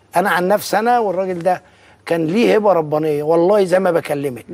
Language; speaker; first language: Arabic; native; Arabic